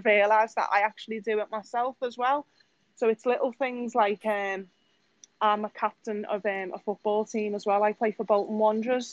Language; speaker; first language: English; native; English